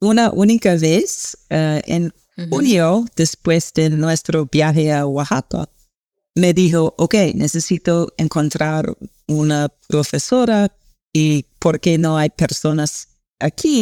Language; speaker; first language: Spanish; non-native, learner; English